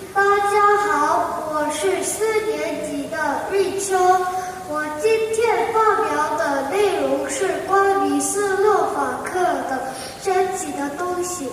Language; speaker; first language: Chinese; non-native, learner; Korean